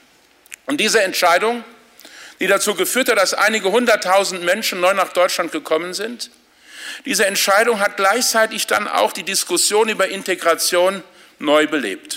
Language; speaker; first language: German; native; German